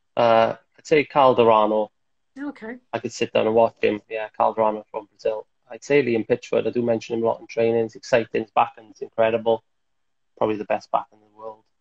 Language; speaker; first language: English; native; English